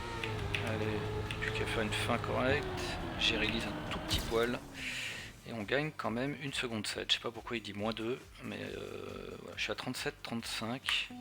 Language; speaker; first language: French; native; French